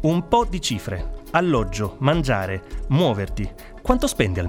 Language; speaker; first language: Italian; native; Italian